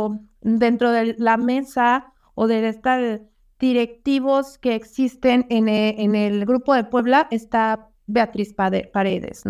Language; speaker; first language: Spanish; native; Spanish